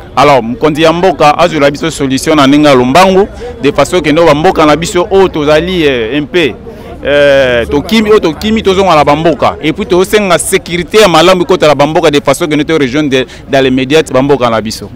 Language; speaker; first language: Lingala; non-native, local second language; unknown